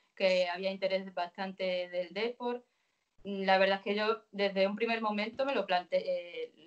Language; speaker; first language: Spanish; native; Spanish